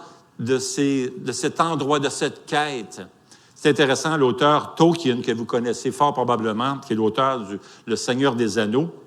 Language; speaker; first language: French; native; French